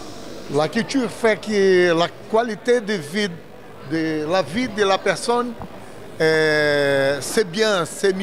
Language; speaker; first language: French; non-native, learner; Portuguese